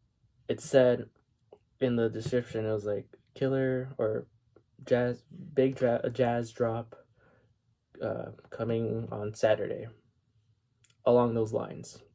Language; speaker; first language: English; native; English